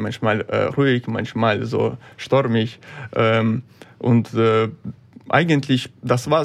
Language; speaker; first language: German; non-native, learner; Ukrainian